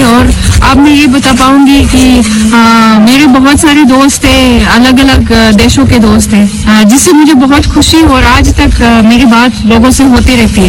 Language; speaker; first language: Hindi; non-native, fluent; Russian